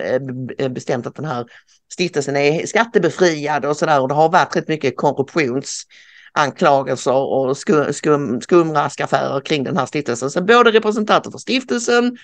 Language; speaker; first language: Swedish; native; Swedish